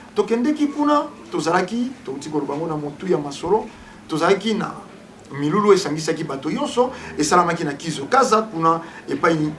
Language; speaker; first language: Lingala; non-native, local second language; Kongo